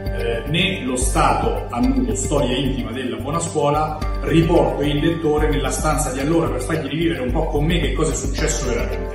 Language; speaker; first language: Italian; native; Italian